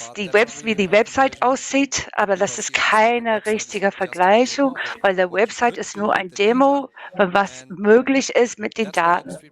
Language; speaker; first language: German; non-native, learner; English